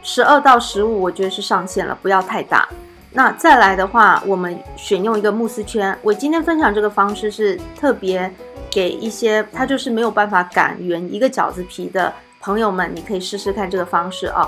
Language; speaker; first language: Chinese; native; Chinese